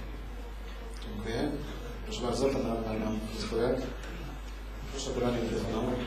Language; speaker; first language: Polish; native; Polish